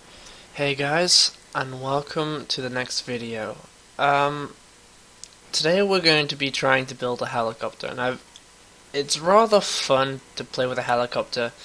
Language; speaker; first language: English; native; English